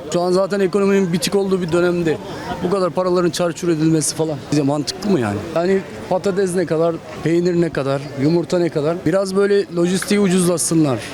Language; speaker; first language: Turkish; native; Turkish